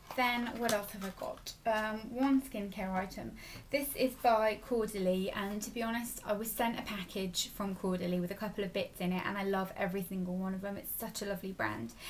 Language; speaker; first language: English; native; English